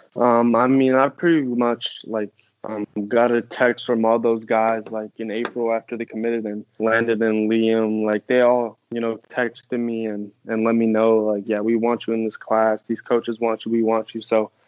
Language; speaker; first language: English; non-native, fluent; French